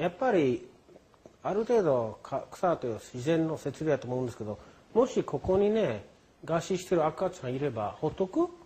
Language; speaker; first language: Japanese; non-native, fluent; English